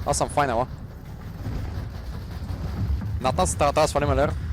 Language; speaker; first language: Bulgarian; native; Bulgarian